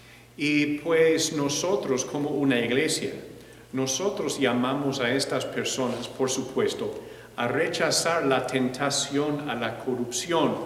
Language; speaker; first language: Spanish; non-native, fluent; English